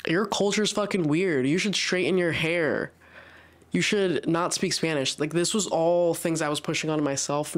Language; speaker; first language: English; early bilingual, other home language; Spanish